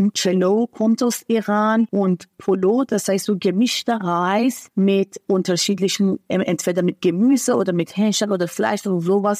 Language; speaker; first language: German; non-native, fluent; Persian